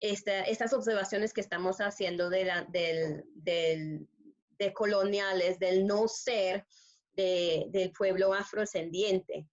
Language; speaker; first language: Spanish; non-native, fluent; English